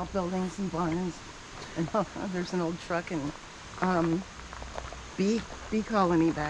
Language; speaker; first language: English; native; English